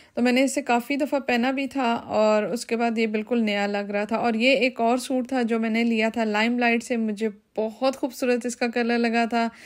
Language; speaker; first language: Urdu; native; Urdu